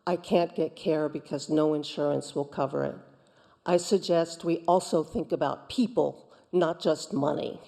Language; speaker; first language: English; non-native, fluent; Spanish